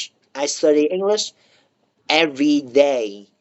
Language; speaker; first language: English; non-native, learner; Vietnamese